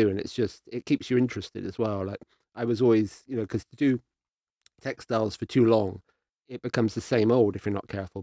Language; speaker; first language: English; native; English